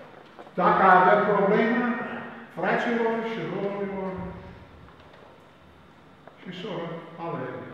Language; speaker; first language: Romanian; non-native, learner; English